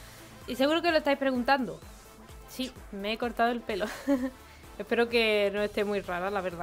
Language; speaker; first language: Spanish; native; Spanish